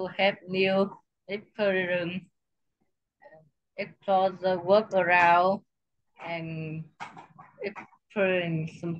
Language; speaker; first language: English; non-native, learner; Vietnamese